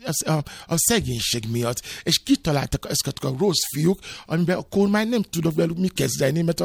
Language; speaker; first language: Hungarian; non-native, learner; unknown